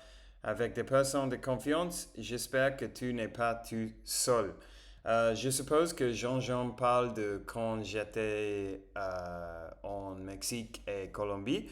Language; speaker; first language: French; non-native, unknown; English